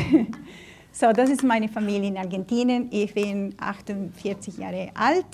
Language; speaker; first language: German; non-native, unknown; Spanish